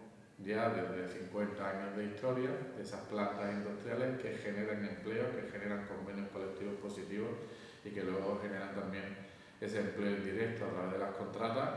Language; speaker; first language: Spanish; native; Spanish